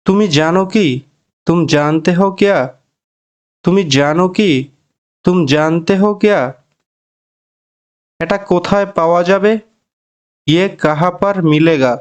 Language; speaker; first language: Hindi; non-native, fluent; Bangla